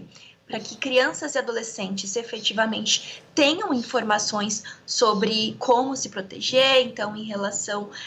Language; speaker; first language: Portuguese; native; Portuguese